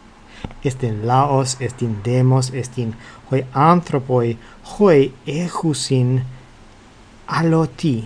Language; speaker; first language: Greek; non-native, fluent; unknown